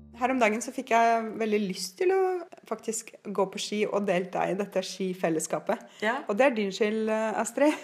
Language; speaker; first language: Norwegian; non-native, fluent; Russian